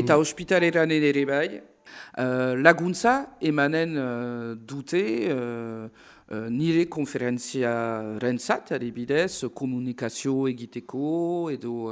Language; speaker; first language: Basque; non-native, local second language; French